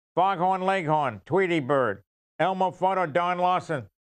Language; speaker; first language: English; native; English